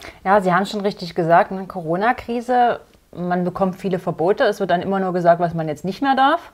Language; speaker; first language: German; native; German